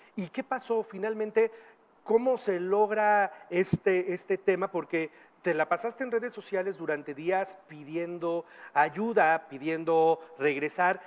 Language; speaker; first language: Spanish; native; Spanish